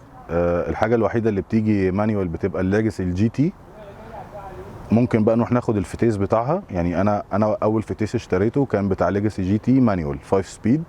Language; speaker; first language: Arabic; native; Arabic